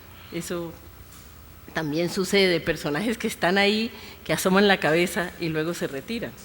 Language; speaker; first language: Spanish; native; Spanish